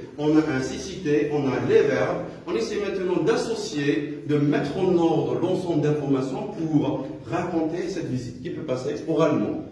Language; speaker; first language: French; non-native, local second language; Arabic